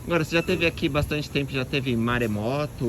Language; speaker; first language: Portuguese; native; Portuguese